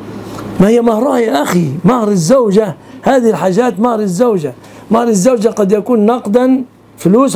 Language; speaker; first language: Arabic; native; Arabic